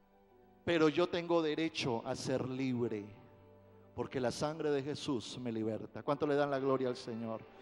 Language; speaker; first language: Spanish; native; Spanish